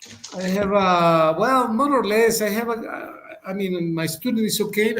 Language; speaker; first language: English; non-native, fluent; Spanish